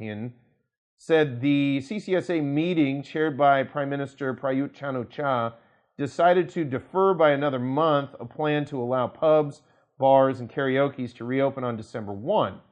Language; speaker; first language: English; native; English